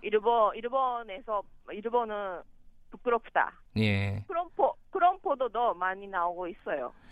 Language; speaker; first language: Korean; non-native, learner; Japanese